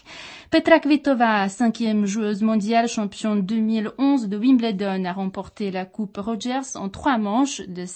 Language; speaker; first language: French; non-native, fluent; Czech